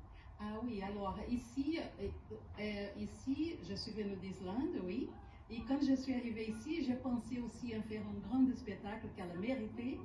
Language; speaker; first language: French; non-native, fluent; Portuguese